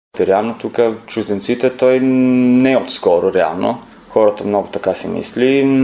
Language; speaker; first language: Bulgarian; non-native, fluent; Italian